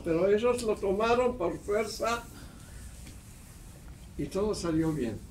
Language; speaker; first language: Spanish; non-native, fluent; Hebrew